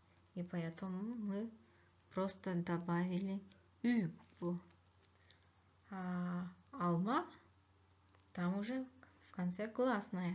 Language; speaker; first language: Russian; non-native, local second language; Kyrgyz